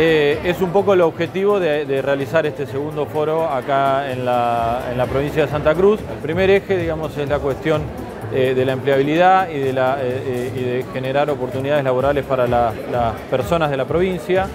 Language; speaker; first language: Spanish; native; Spanish